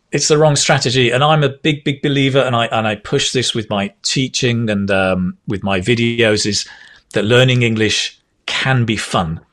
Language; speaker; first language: English; native; English